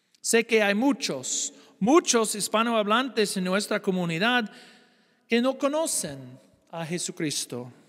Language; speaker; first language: Spanish; non-native, fluent; English